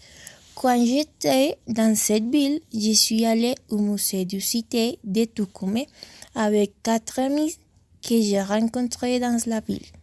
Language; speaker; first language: French; non-native, learner; Spanish